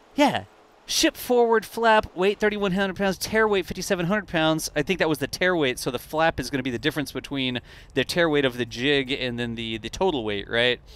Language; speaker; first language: English; native; English